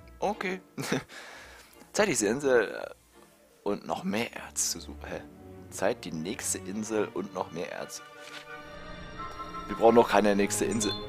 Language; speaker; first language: German; native; German